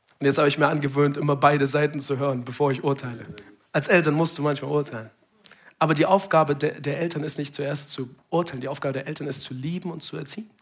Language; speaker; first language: German; non-native, fluent; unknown